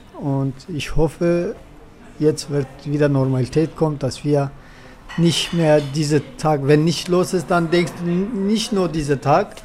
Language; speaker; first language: German; non-native, learner; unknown